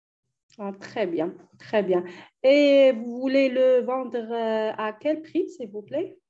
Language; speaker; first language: French; non-native, learner; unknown